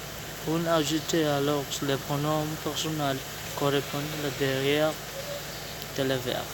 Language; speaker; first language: French; non-native, learner; Spanish